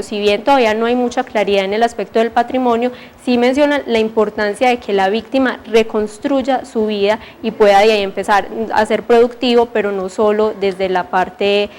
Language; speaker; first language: Spanish; native; Spanish